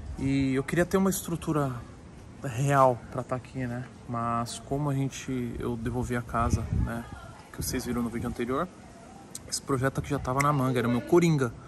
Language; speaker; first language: Portuguese; native; Portuguese